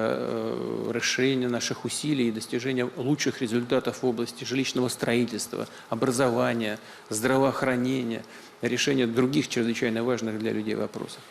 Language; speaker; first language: Russian; native; Russian